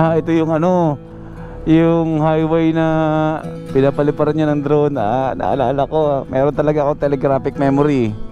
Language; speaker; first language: Filipino; non-native, local second language; Aklanon